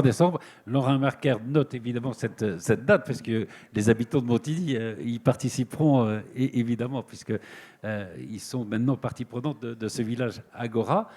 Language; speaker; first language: French; native; French